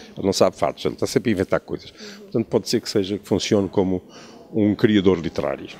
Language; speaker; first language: Portuguese; native; Portuguese